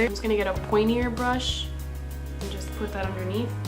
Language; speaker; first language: English; native; English